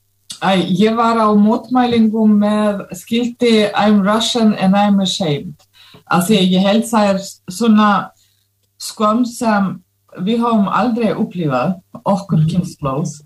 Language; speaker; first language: Icelandic; non-native, fluent; Russian